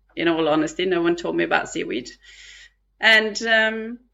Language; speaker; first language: English; non-native, fluent; Norwegian